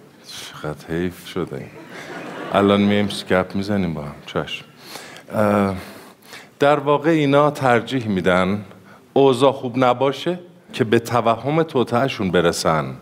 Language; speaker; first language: Persian; native; Persian